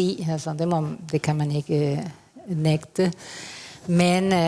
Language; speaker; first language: Danish; early bilingual, heritage; Spanish